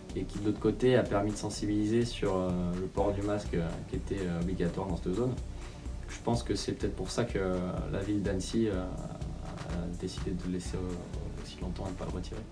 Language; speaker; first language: French; native; French